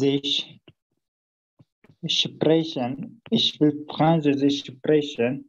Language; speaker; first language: German; non-native, fluent; Turkish